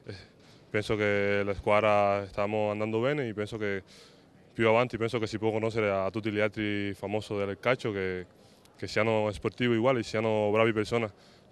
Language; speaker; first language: Italian; non-native, fluent; Spanish